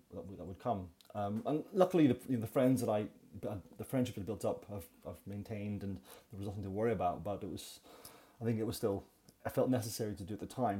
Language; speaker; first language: English; native; English